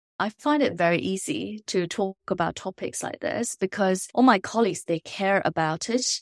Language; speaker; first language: English; non-native, local second language; Chinese